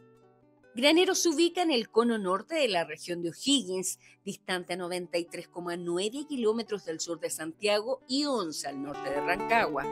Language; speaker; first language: Spanish; native; Spanish